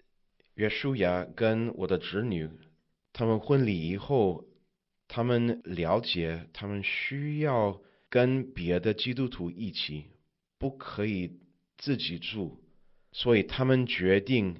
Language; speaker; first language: Chinese; non-native, learner; English